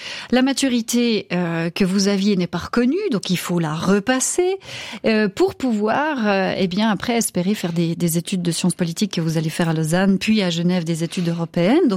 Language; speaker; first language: French; native; French